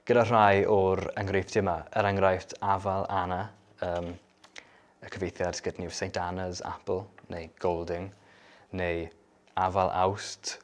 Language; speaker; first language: Welsh; native; Welsh